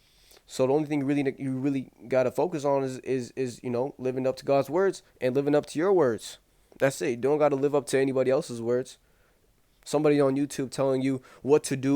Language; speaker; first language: English; native; English